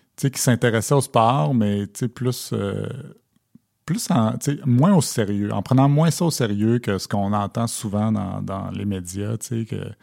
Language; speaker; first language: French; native; French